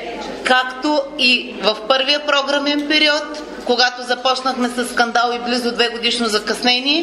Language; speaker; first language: Bulgarian; native; Bulgarian